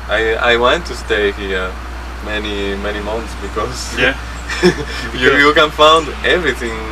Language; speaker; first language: English; non-native, learner; Spanish